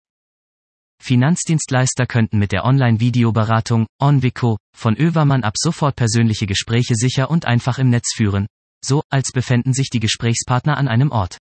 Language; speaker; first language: German; native; German